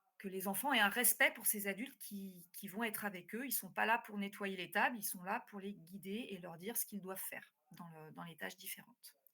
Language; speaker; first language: French; native; French